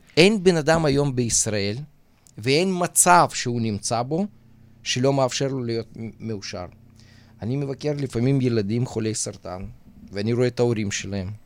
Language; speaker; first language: Hebrew; non-native, fluent; Russian